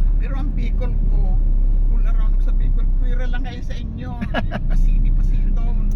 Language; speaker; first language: Filipino; non-native, local second language; Bikol